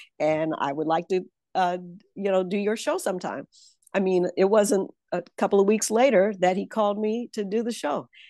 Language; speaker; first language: English; native; English